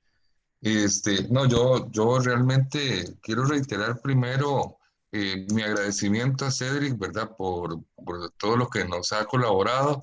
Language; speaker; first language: Spanish; native; Spanish